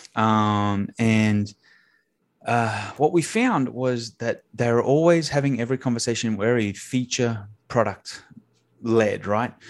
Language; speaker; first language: English; native; English